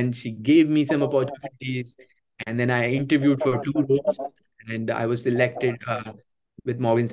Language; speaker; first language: English; non-native, local second language; Hindi